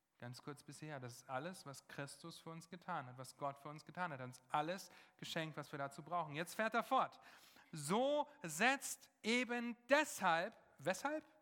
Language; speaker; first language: German; non-native, fluent; English